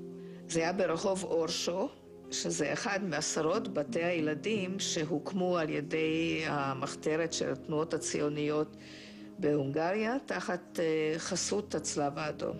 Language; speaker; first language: Hebrew; non-native, fluent; Hungarian